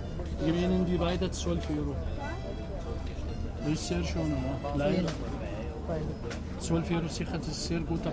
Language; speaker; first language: German; non-native, learner; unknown